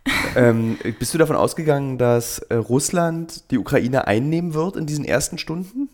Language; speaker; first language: German; native; German